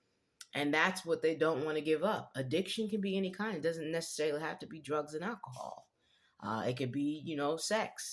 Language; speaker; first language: English; native; English